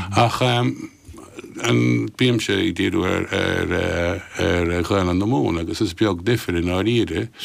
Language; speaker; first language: Irish; non-native, local second language; English